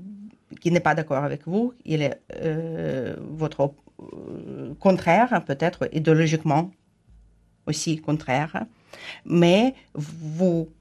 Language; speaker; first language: French; non-native, fluent; Ukrainian